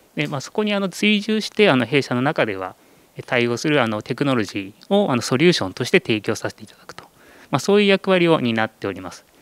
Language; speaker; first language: Japanese; native; Japanese